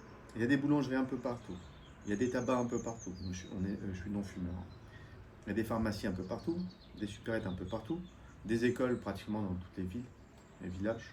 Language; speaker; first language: French; native; French